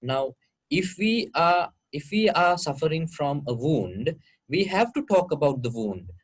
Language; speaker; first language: English; non-native, local second language; Sinhala